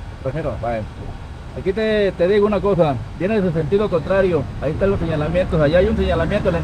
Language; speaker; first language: Spanish; native; Spanish